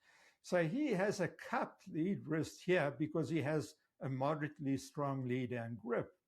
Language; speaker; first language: English; native; English